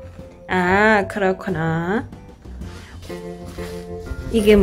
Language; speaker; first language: Korean; non-native, learner; Cantonese